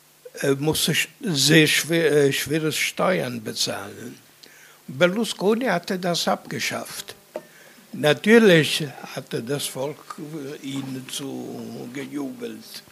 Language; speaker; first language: German; non-native, fluent; Italian